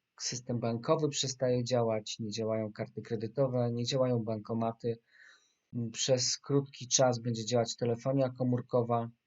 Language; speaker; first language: Polish; native; Polish